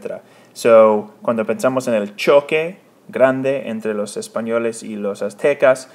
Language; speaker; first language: Spanish; non-native, fluent; English